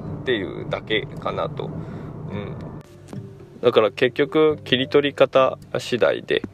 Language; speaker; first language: Japanese; native; Japanese